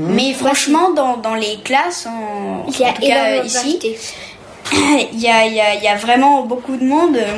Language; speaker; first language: French; early bilingual, heritage; French